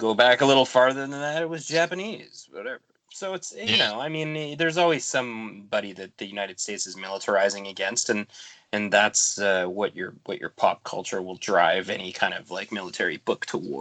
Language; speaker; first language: English; native; English